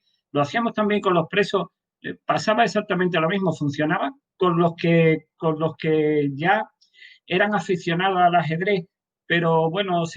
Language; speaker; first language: Spanish; native; Spanish